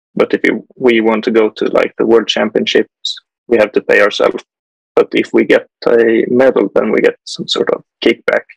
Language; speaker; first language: English; non-native, fluent; Swedish